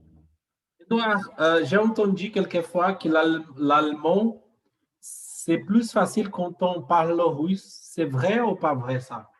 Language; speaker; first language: French; non-native, learner; Portuguese